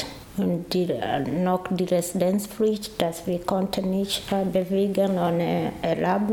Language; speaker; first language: German; non-native, learner; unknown